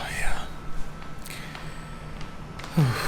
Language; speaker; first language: English; native; English